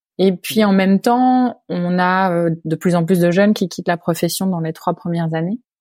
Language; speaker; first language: French; native; French